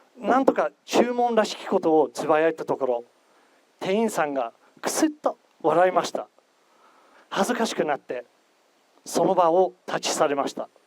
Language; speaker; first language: Japanese; non-native, fluent; English